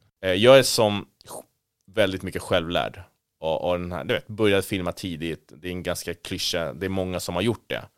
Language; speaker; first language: Swedish; early bilingual, other home language; Spanish